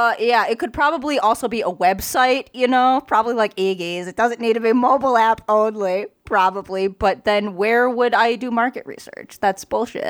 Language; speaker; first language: English; native; English